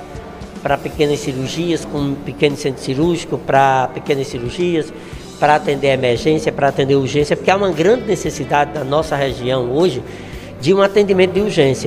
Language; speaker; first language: Portuguese; native; Portuguese